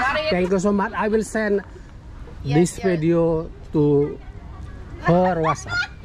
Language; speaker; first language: English; non-native, learner; Indonesian